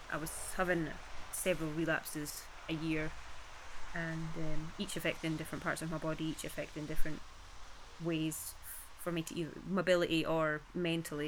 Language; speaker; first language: English; native; English